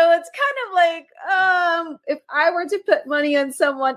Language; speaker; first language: English; non-native, local second language; Filipino